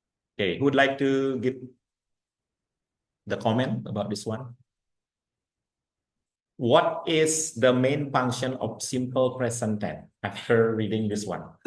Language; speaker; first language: English; non-native, fluent; Indonesian